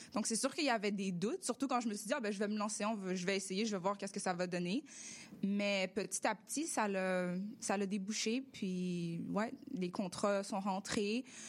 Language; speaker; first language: French; early bilingual, other home language; Russian